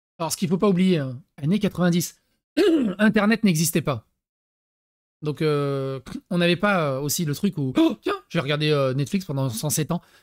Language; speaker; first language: French; early bilingual, other home language; Serbian